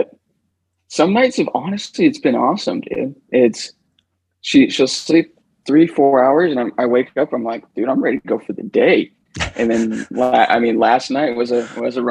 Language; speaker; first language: English; native; English